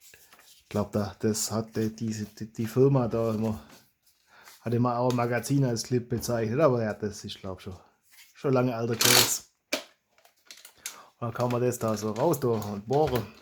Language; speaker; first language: German; native; German